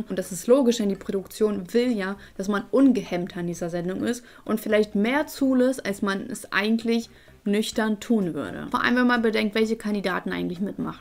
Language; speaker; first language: German; native; German